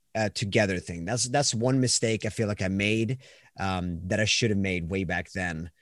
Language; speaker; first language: English; non-native, fluent; Swedish